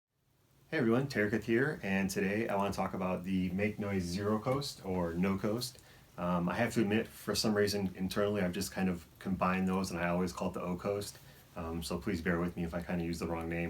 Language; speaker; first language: English; native; English